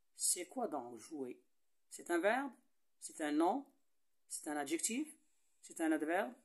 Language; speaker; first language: French; non-native, local second language; Arabic